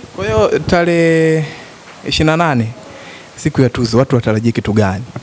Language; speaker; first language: Swahili; native; Swahili